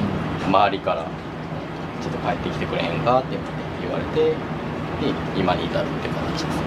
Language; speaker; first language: Japanese; native; Japanese